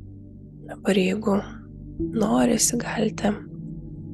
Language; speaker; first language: Lithuanian; native; Lithuanian